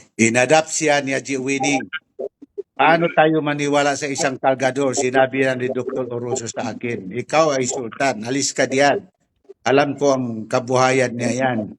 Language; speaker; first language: Filipino; non-native, local second language; Tausug